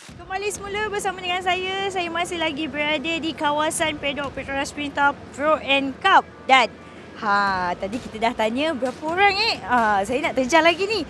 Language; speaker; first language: Malay; native; Malay